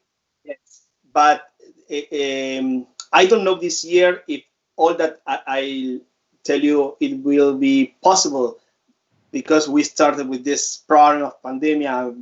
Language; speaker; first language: English; non-native, fluent; Spanish